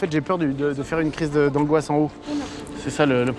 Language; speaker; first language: French; native; French